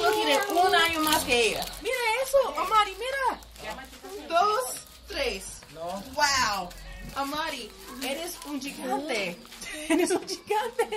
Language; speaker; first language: Spanish; non-native, fluent; English